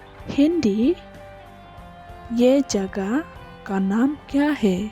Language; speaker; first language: Hindi; non-native, local second language; Khasi